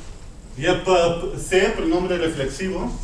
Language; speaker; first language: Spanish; non-native, fluent; Dutch